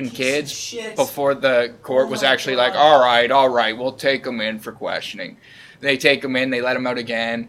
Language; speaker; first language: English; native; English